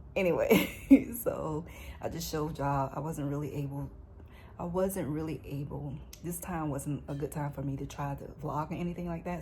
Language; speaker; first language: English; native; English